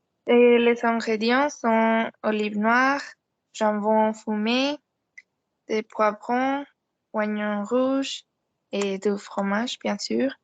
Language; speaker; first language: French; non-native, learner; Spanish